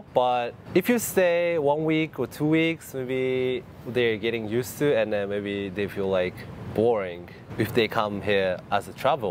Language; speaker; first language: English; non-native, fluent; Japanese